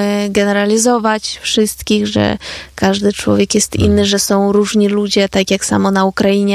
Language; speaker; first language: Polish; non-native, fluent; Ukrainian